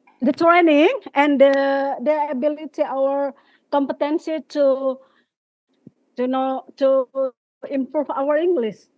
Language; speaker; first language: English; non-native, learner; Indonesian